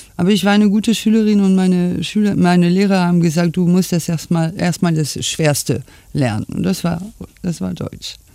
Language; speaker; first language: German; non-native, fluent; French